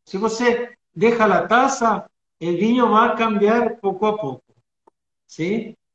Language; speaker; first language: Portuguese; non-native, learner; Spanish